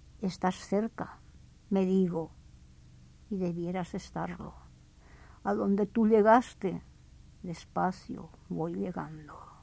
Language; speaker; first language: Spanish; native; Spanish